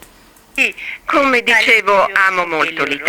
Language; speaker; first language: Italian; non-native, learner; Turkish